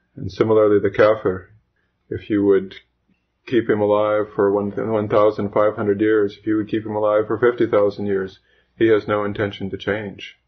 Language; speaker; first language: English; native; English